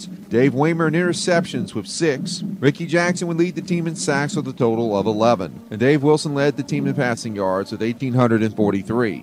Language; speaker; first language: English; native; English